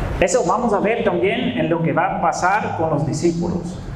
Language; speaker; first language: Spanish; non-native, fluent; Dutch